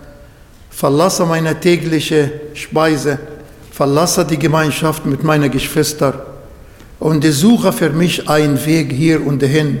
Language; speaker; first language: German; non-native, fluent; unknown